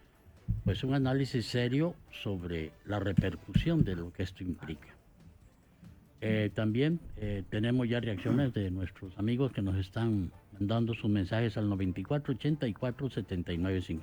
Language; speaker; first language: Spanish; native; Spanish